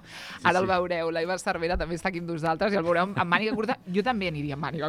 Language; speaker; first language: Catalan; native; Catalan